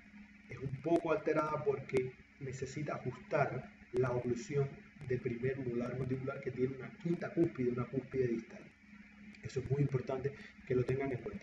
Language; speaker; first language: Spanish; native; Spanish